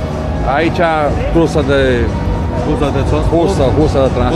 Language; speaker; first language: Romanian; native; Romanian